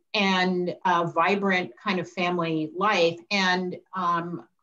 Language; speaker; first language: English; native; English